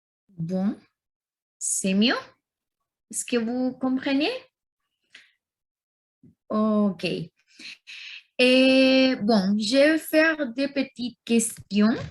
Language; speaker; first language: French; non-native, learner; Spanish